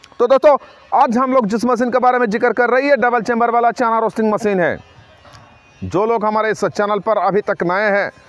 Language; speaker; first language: Hindi; non-native, local second language; Bangla